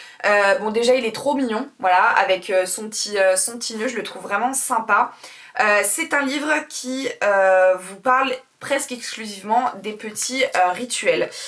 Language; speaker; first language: French; native; French